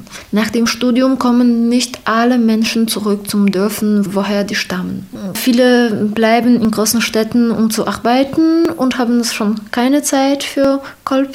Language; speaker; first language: German; non-native, fluent; Polish